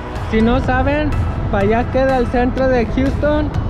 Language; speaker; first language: Spanish; early bilingual, heritage; Spanish